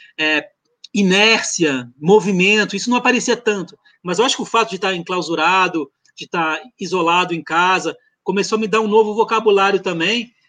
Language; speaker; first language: Portuguese; early bilingual, other home language; French